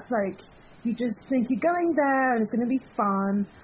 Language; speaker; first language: English; early bilingual, other home language; Persian